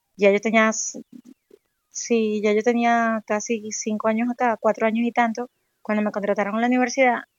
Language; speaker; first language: Spanish; native; Spanish